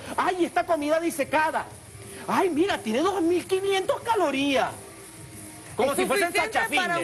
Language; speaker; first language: Spanish; native; Spanish